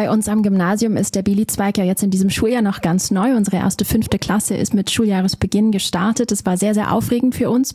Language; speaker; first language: German; native; German